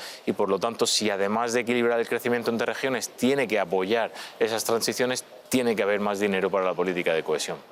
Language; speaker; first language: Spanish; native; Spanish